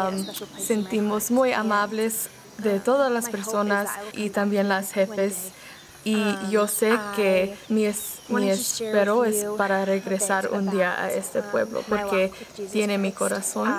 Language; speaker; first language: Spanish; non-native, learner; English